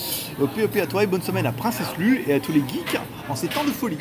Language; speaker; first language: French; native; French